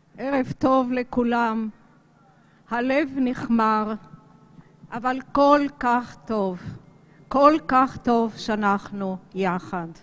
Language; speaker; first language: Hebrew; early bilingual, other home language; Romanian